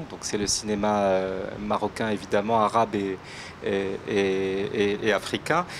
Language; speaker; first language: French; non-native, local second language; Arabic